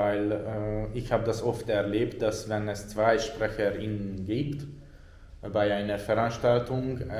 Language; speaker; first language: German; non-native, fluent; Hungarian